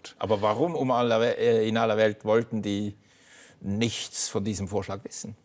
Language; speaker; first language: German; native; German